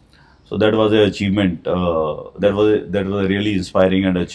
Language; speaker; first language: English; non-native, local second language; Hindi